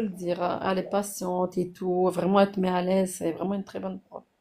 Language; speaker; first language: French; native; French